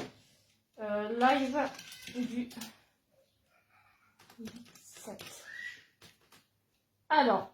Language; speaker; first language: French; native; French